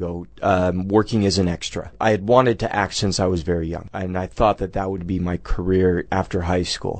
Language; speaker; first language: English; native; English